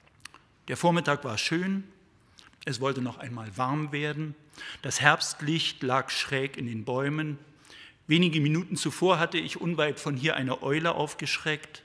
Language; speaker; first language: German; native; German